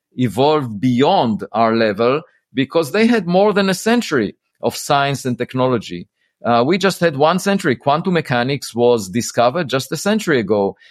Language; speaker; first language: English; non-native, fluent; Hebrew